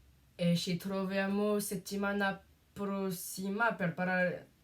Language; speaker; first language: Italian; non-native, learner; French